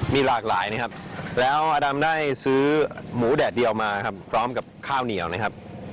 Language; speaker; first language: Thai; non-native, fluent; English